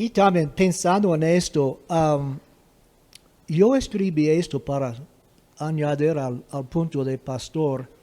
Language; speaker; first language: Spanish; non-native, fluent; English